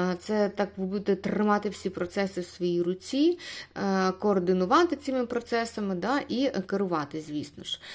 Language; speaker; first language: Ukrainian; non-native, local second language; Russian